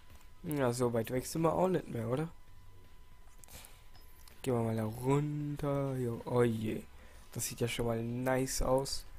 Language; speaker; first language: German; native; German